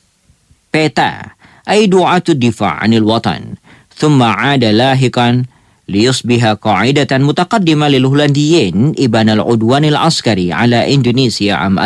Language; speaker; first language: Arabic; non-native, fluent; Indonesian